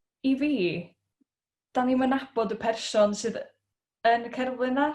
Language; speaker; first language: Welsh; native; Welsh